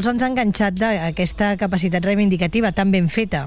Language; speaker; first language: Catalan; native; Catalan